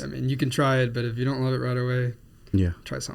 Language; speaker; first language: English; non-native, fluent; Spanish